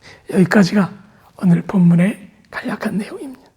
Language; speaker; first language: Korean; native; Korean